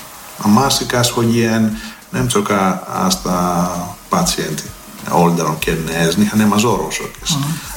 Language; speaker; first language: Hungarian; non-native, learner; Greek